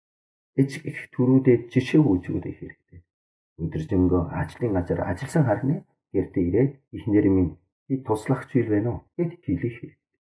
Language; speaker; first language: Mongolian; non-native, fluent; Korean